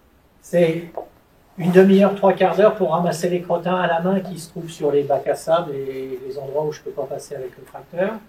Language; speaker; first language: French; native; French